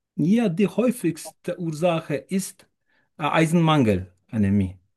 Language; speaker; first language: German; non-native, learner; Turkish